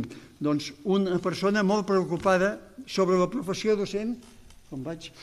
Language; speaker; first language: Catalan; native; Catalan